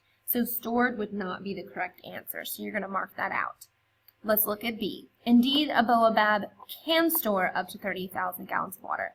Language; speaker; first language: English; native; English